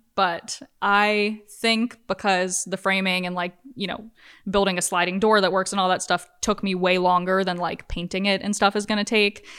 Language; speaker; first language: English; native; English